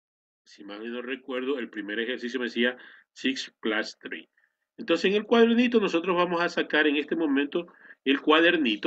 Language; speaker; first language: Spanish; native; Spanish